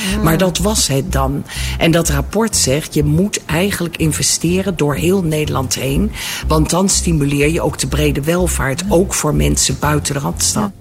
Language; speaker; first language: Dutch; native; Dutch